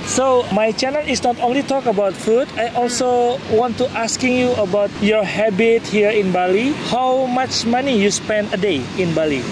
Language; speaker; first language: English; non-native, learner; Indonesian